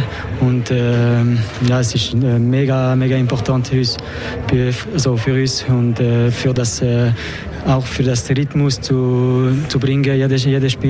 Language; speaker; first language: German; non-native, local second language; French